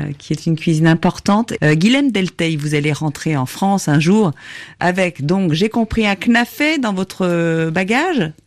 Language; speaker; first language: French; native; French